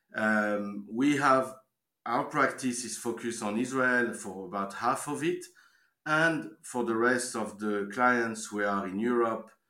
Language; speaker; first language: English; non-native, fluent; French